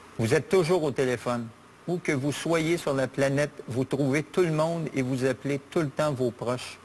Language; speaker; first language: French; native; French